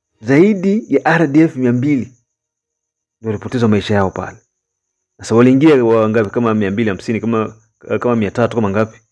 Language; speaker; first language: Swahili; native; Swahili